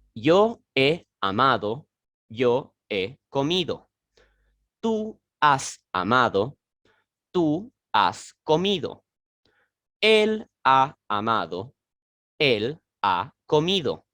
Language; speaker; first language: Spanish; non-native, learner; French